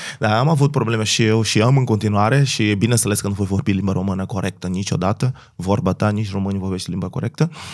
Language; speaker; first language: Romanian; non-native, fluent; Portuguese